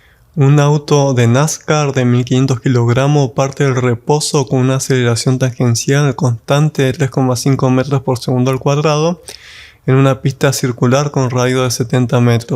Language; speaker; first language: Spanish; native; Spanish